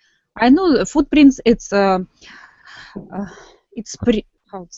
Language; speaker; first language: English; non-native, learner; Russian